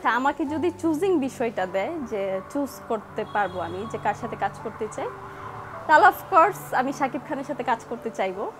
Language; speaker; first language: Bangla; early bilingual, heritage; Bangla